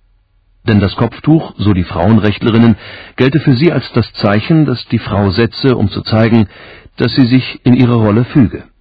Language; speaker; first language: German; native; German